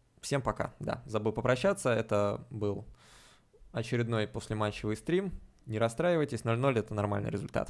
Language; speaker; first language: Russian; native; Russian